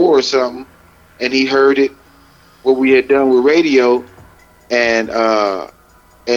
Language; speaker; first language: English; native; English